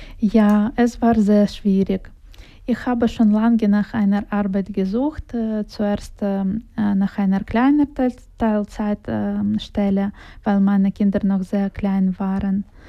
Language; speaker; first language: German; non-native, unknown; Russian